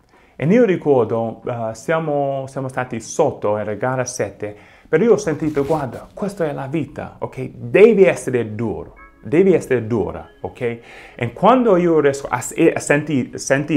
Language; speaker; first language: Italian; non-native, fluent; English